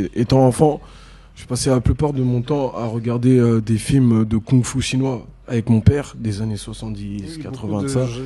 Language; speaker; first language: French; native; French